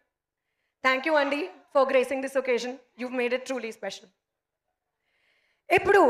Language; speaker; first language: Telugu; non-native, learner; Hindi